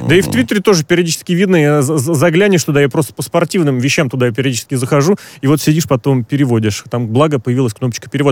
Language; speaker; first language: Russian; native; Russian